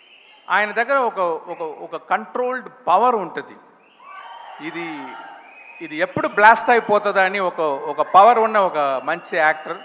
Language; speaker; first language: Telugu; non-native, local second language; Tamil